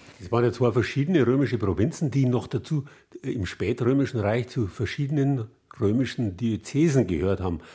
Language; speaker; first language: German; native; German